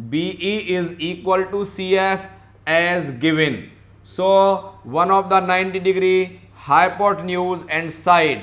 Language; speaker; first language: English; non-native, local second language; Hindi